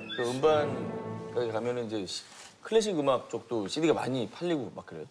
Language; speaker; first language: Korean; native; Korean